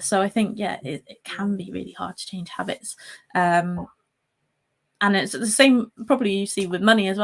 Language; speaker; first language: English; native; English